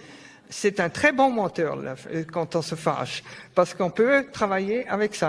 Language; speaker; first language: French; non-native, fluent; German